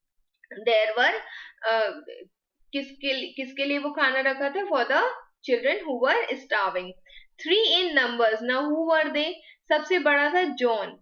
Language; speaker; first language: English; non-native, local second language; Hindi